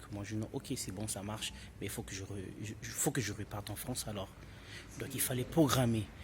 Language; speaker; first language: French; non-native, local second language; Lingala